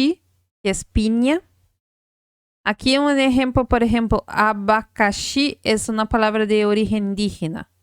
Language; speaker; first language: Spanish; non-native, fluent; Portuguese